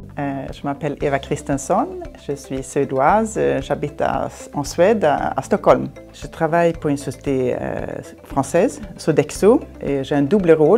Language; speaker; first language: French; non-native, fluent; Swedish